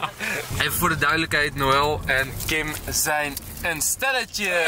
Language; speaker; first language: Dutch; native; Dutch